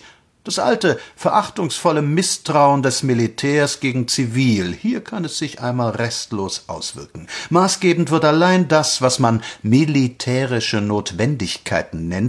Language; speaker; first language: German; native; German